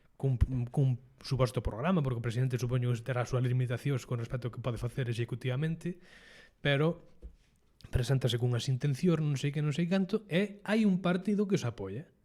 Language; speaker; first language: Galician; non-native, local second language; Spanish